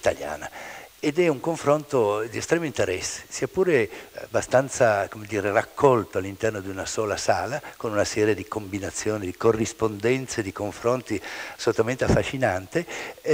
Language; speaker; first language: Italian; native; Italian